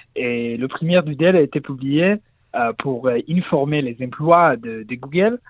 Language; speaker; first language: French; non-native, learner; Hebrew